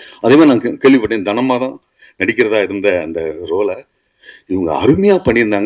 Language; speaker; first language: Tamil; native; Tamil